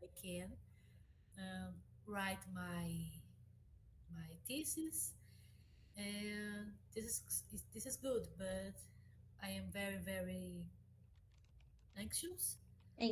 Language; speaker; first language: English; non-native, learner; Portuguese